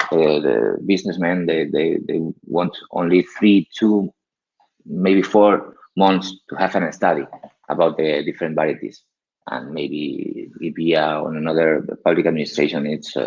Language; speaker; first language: English; non-native, learner; Spanish